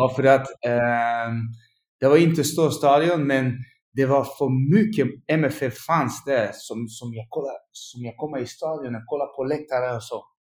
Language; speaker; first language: Swedish; non-native, learner; Dutch